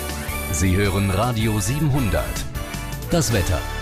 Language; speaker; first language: German; native; German